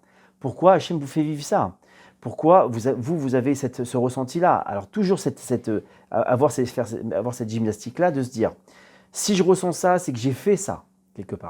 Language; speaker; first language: French; native; French